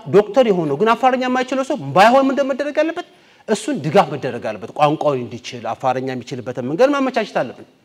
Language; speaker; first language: Amharic; non-native, local second language; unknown